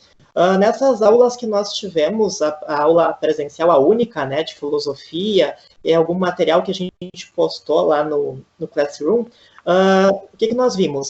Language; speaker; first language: Portuguese; native; Portuguese